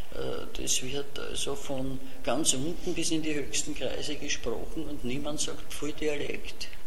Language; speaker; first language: German; non-native, local second language; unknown